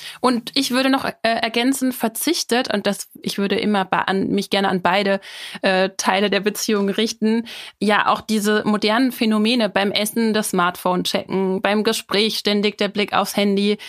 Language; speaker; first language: German; native; German